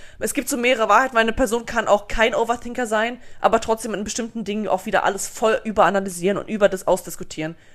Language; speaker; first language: German; early bilingual, other home language; Bosnian